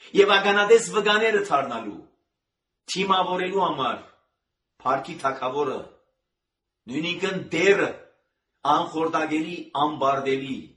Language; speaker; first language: Armenian; native; Armenian